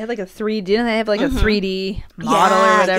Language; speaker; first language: English; native; English